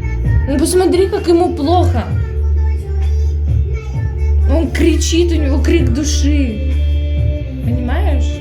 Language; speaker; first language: Russian; native; Russian